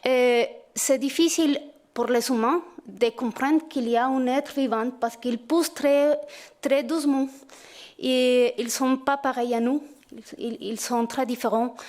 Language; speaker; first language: French; non-native, fluent; Spanish